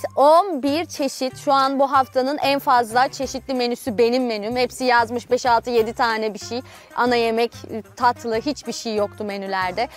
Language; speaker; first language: Turkish; native; Turkish